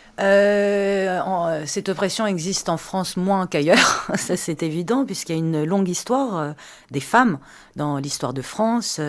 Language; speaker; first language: French; early bilingual, other home language; Persian